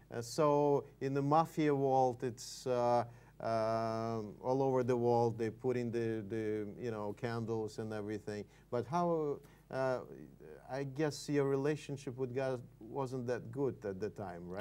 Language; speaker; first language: English; non-native, fluent; Russian